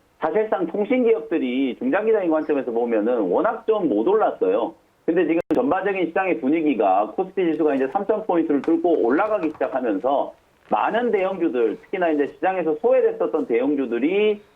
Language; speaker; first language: Korean; native; Korean